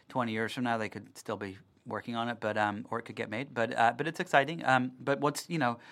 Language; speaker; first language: English; native; English